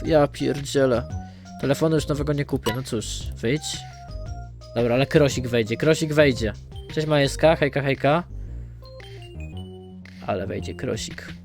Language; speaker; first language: Polish; native; Polish